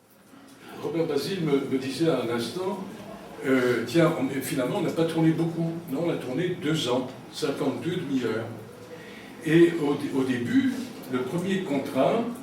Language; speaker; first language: French; native; French